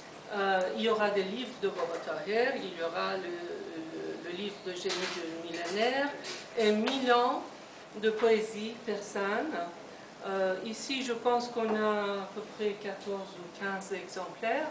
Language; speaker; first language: French; non-native, fluent; Persian